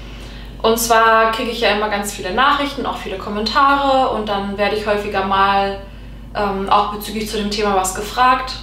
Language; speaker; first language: German; native; German